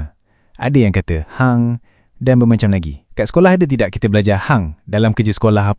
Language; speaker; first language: Malay; native; Malay